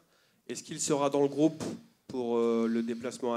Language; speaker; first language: French; native; French